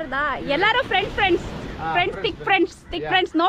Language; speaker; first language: Tamil; non-native, learner; Kannada